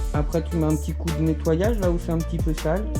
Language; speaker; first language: French; native; French